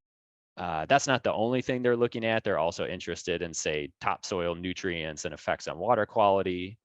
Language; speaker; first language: English; native; English